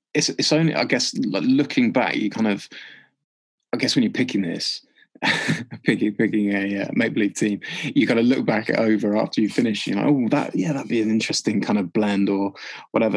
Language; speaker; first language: English; native; English